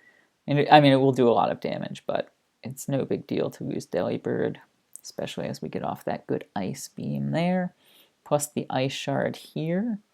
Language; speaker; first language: English; native; English